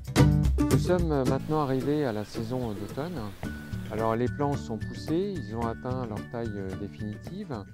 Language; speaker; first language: French; native; French